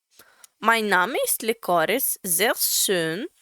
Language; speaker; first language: German; non-native, learner; Latvian